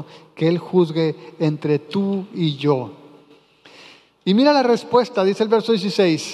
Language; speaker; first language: Spanish; native; Spanish